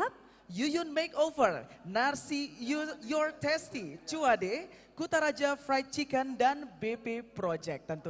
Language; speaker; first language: Indonesian; native; Indonesian